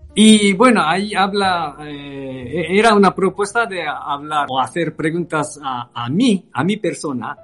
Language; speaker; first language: Spanish; non-native, fluent; Japanese